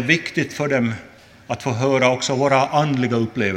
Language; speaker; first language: Swedish; non-native, local second language; Finnish